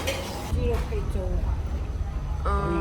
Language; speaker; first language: Chinese; native; Chinese